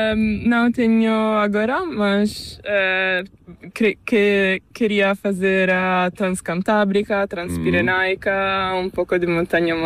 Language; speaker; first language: Spanish; non-native, learner; Italian